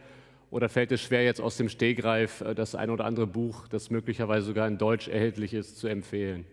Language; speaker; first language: German; native; German